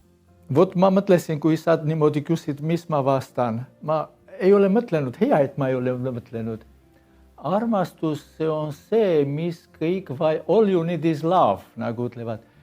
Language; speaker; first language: Estonian; non-native, learner; Armenian